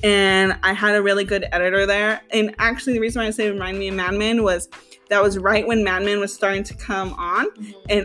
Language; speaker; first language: English; native; English